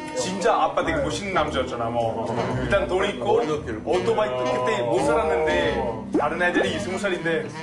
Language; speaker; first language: Korean; non-native, fluent; Italian